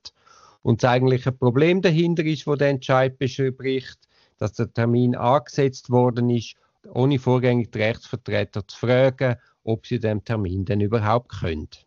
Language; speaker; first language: German; native; German